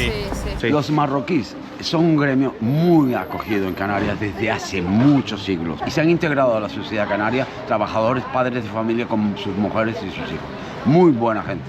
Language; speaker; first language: Spanish; native; Spanish